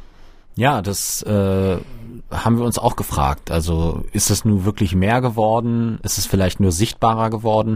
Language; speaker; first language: German; native; German